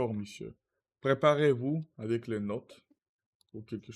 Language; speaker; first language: French; non-native, learner; Russian